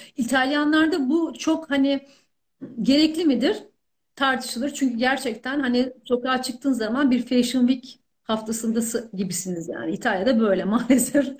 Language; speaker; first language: Turkish; native; Turkish